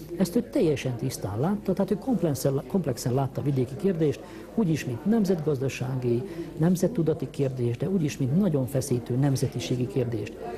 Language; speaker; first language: Hungarian; native; Hungarian